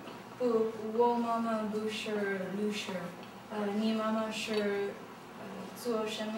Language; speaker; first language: Chinese; non-native, learner; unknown